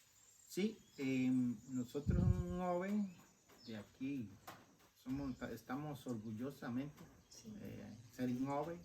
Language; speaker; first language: Spanish; non-native, local second language; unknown